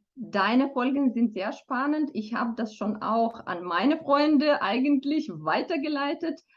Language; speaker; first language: German; non-native, fluent; Romanian